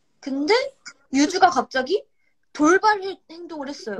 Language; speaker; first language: Korean; native; Korean